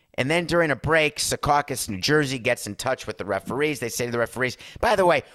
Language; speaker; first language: English; native; English